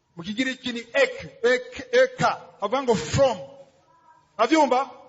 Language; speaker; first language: Rundi; native; Rundi